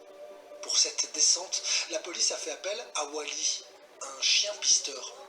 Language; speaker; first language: French; native; French